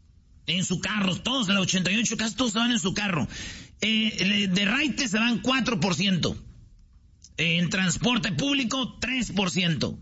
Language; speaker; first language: Spanish; native; Spanish